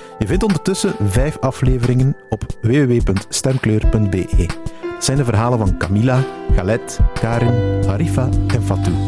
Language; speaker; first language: Dutch; native; Dutch